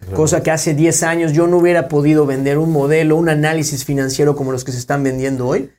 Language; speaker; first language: Spanish; native; Spanish